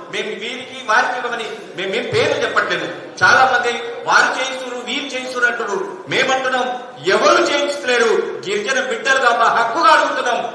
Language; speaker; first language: Telugu; non-native, local second language; Lambadi